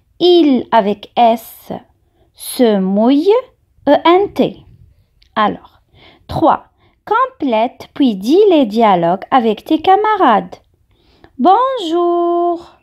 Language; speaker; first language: French; non-native, local second language; Arabic